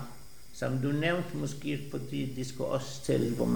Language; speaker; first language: Danish; non-native, fluent; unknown